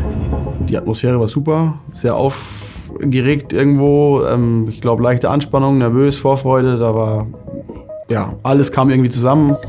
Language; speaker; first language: German; native; German